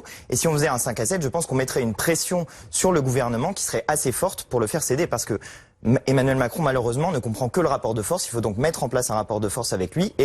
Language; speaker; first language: French; native; French